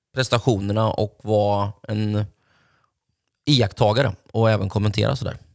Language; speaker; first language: Swedish; native; Swedish